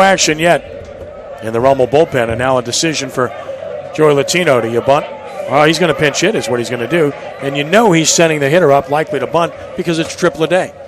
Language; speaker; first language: English; native; English